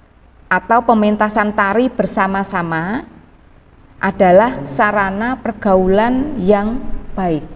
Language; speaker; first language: Malay; native; Malay